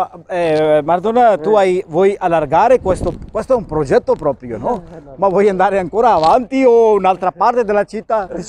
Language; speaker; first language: Italian; non-native, fluent; Urdu